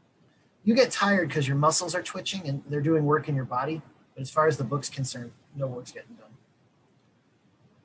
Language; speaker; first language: English; native; English